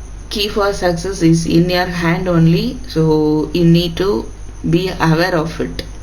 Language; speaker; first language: English; non-native, local second language; Tamil